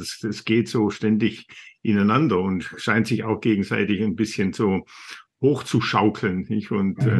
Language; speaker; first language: German; native; German